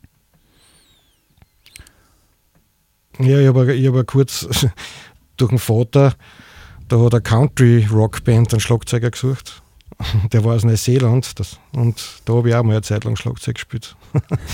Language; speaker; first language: German; native; German